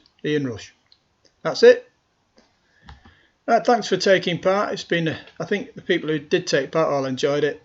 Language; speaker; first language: English; native; English